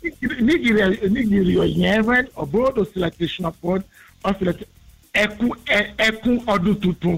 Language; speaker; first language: Hungarian; non-native, fluent; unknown